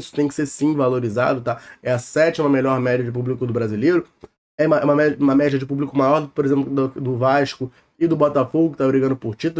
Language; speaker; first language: Portuguese; native; Portuguese